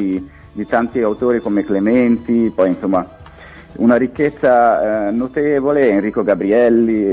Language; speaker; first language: Italian; native; Italian